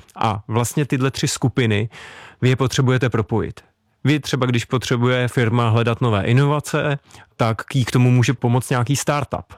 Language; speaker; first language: Czech; native; Czech